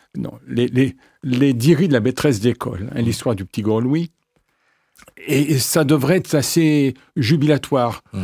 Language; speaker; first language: French; native; French